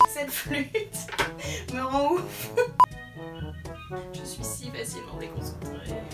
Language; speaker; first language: French; native; French